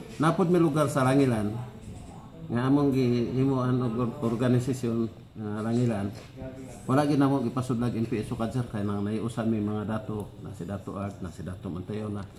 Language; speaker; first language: Cebuano; non-native, local second language; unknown